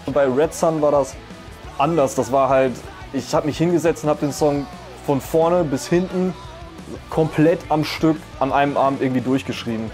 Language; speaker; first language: German; native; German